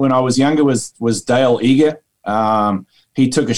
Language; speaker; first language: English; native; English